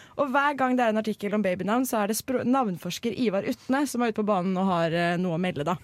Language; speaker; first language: Norwegian; native; Norwegian